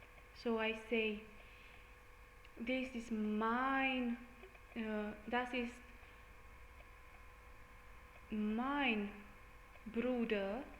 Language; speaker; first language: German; non-native, learner; English